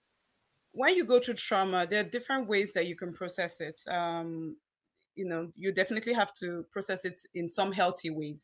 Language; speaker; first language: English; non-native, local second language; Yoruba